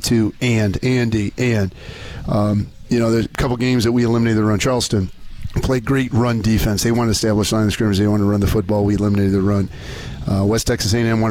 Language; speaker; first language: English; native; English